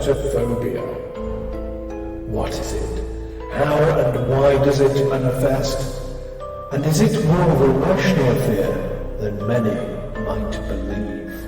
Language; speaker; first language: English; native; English